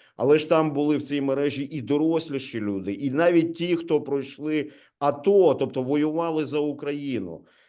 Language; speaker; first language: Ukrainian; native; Ukrainian